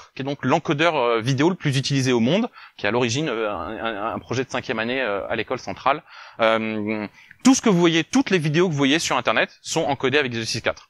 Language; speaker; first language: French; native; French